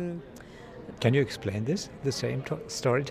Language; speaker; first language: English; non-native, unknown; German